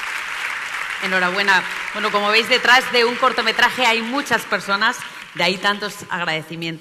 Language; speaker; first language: Spanish; native; Spanish